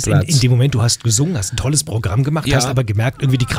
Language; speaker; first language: German; native; German